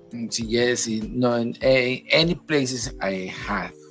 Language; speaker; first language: English; non-native, learner; Spanish